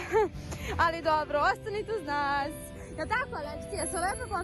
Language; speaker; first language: Bosnian; native; Bosnian